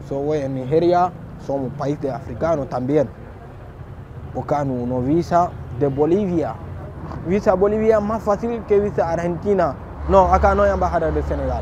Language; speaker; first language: Spanish; non-native, learner; Wolof